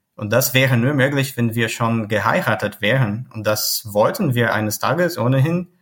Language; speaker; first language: German; non-native, fluent; Portuguese